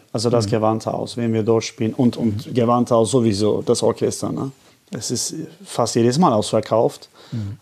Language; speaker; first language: German; non-native, fluent; Turkish